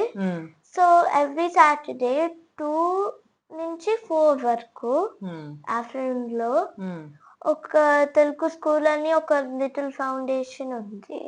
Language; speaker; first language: Telugu; early bilingual, heritage; Telugu